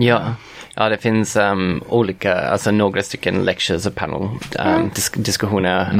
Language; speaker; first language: Swedish; non-native, fluent; English